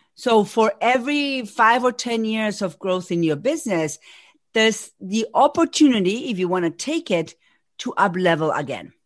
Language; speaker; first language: English; non-native, fluent; Spanish